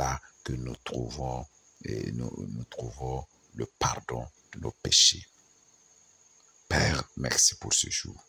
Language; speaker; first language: French; non-native, local second language; Mossi